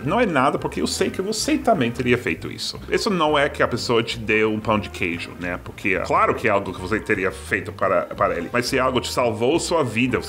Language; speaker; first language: Portuguese; non-native, fluent; English